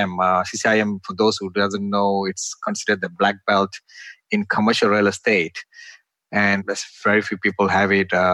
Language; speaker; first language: English; non-native, local second language; Tamil